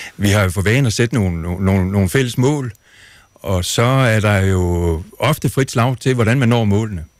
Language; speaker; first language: Danish; native; Danish